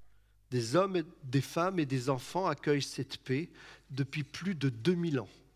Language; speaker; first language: French; native; French